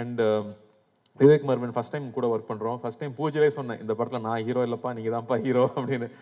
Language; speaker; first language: Tamil; native; Tamil